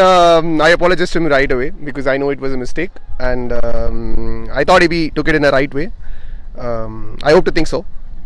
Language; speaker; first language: English; non-native, local second language; Tamil